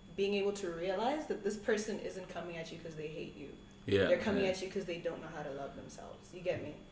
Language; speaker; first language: English; non-native, local second language; Tswana